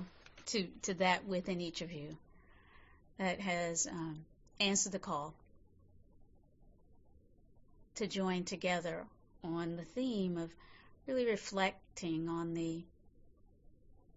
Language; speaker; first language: English; native; English